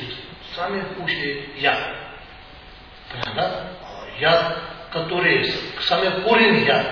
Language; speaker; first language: Russian; non-native, learner; Tibetan